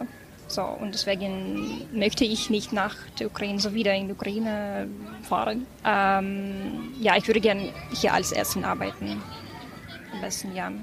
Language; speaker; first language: German; non-native, fluent; Ukrainian